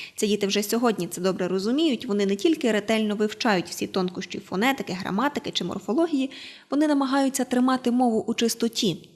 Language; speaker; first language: Ukrainian; native; Ukrainian